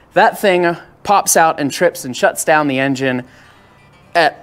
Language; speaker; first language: English; native; English